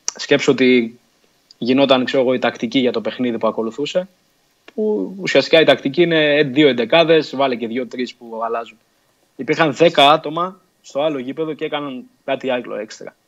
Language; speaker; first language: Greek; early bilingual, other home language; Portuguese